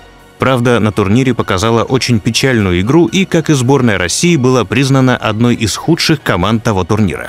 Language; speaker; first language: Russian; native; Russian